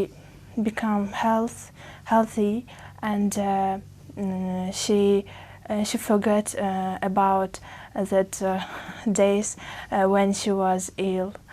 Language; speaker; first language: English; non-native, learner; Uzbek